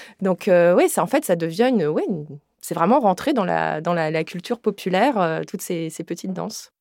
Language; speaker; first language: French; native; French